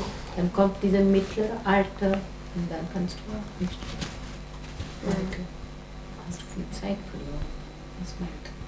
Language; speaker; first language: German; non-native, fluent; Gujarati